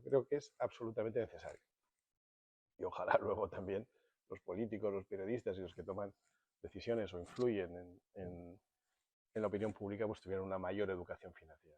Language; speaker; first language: Spanish; native; Spanish